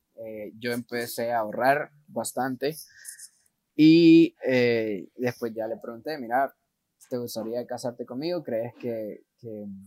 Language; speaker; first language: Spanish; native; Spanish